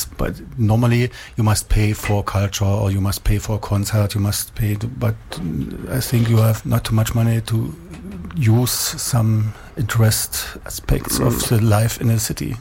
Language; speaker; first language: English; non-native, learner; German